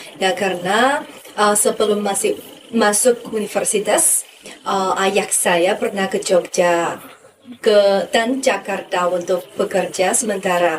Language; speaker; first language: Indonesian; non-native, fluent; Chinese